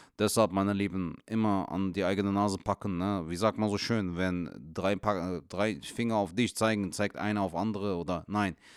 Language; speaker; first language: German; native; German